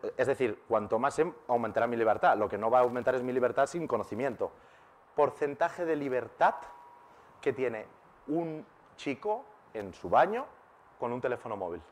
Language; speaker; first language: Spanish; native; Spanish